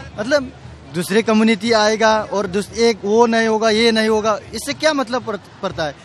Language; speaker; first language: Hindi; non-native, local second language; Manipuri